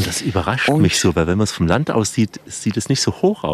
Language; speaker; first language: German; native; German